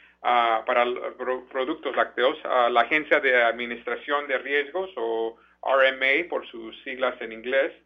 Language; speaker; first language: Spanish; early bilingual, heritage; Spanish